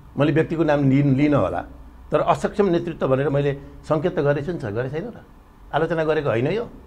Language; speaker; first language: Nepali; native; Nepali